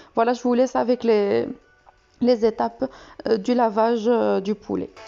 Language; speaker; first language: French; non-native, local second language; Arabic